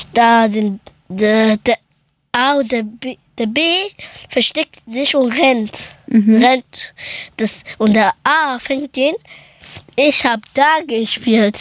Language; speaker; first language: German; early bilingual, other home language; Persian